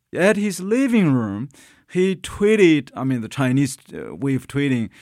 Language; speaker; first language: English; non-native, fluent; Chinese